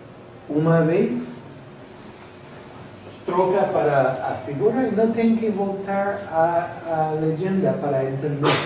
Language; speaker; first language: Portuguese; non-native, fluent; English